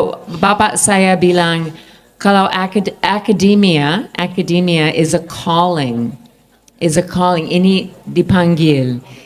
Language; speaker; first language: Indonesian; non-native, fluent; English